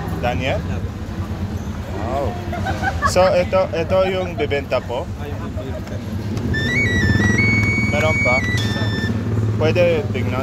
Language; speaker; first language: Filipino; non-native, learner; Arabic